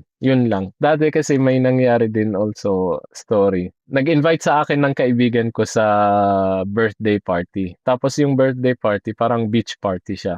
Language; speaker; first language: Filipino; non-native, fluent; Arabic